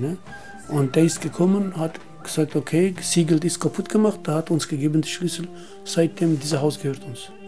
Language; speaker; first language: German; non-native, learner; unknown